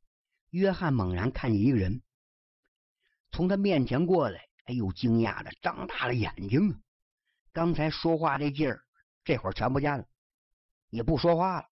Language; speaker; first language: Chinese; native; Chinese